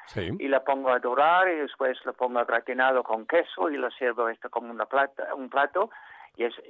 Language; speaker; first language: Spanish; non-native, fluent; English